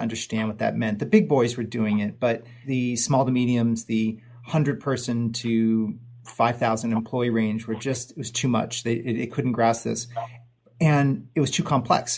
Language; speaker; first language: English; native; English